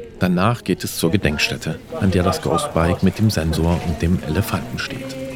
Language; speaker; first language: German; native; German